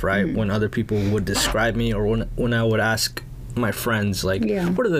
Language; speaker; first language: English; early bilingual, other home language; Spanish